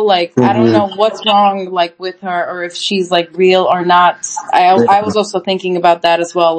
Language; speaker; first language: English; non-native, fluent; Turkish